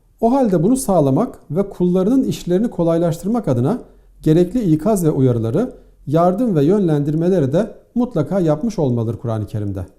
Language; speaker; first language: Turkish; native; Turkish